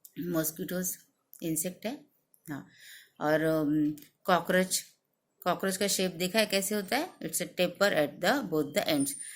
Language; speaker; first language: Hindi; non-native, local second language; Marathi